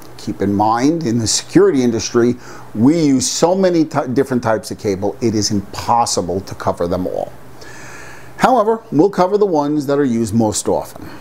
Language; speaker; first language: English; native; English